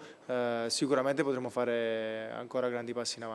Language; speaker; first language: Italian; native; Italian